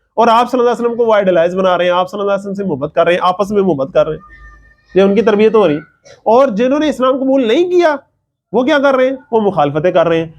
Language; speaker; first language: Urdu; non-native, local second language; Punjabi